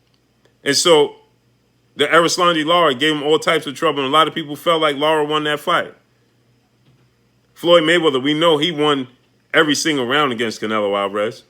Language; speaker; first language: English; native; English